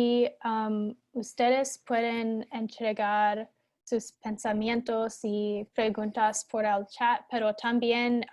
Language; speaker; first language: Spanish; non-native, fluent; English